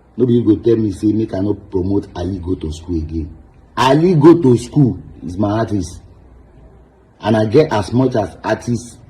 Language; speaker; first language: Nigerian Pidgin; non-native, local second language; Yoruba